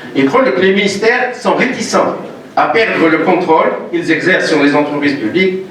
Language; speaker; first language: French; non-native, local second language; Arabic